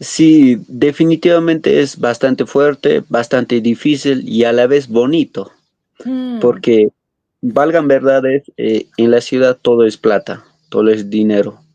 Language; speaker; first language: Spanish; non-native, local second language; Quechua